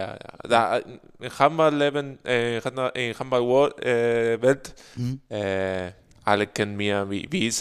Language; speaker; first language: German; non-native, learner; Spanish